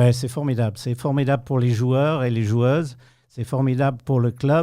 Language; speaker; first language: French; non-native, fluent; English